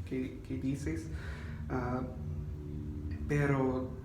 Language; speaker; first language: Spanish; non-native, learner; English